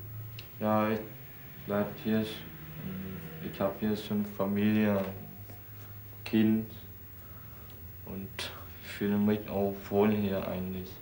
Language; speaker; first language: German; non-native, learner; Vietnamese